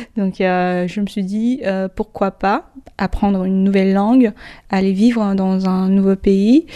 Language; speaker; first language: French; non-native, fluent; Chinese